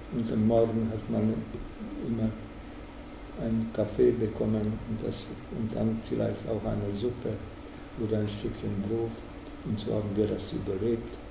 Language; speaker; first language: German; non-native, fluent; Czech